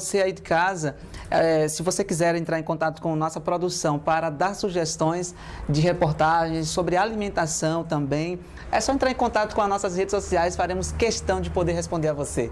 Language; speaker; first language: Portuguese; native; Portuguese